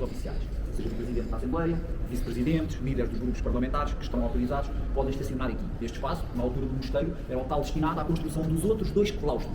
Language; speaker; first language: Portuguese; native; Portuguese